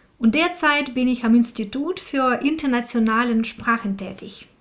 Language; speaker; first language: German; non-native, fluent; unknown